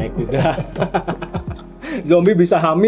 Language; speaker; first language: Indonesian; native; Indonesian